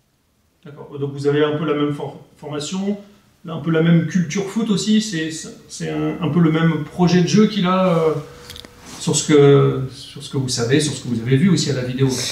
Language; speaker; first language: French; native; French